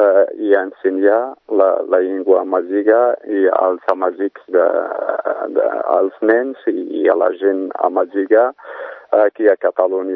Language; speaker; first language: Catalan; non-native, fluent; Berber languages